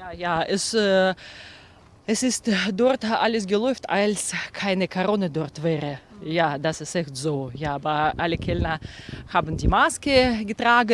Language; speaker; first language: German; non-native, learner; Russian